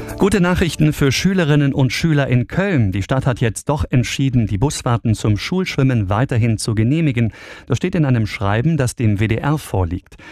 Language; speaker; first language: German; native; German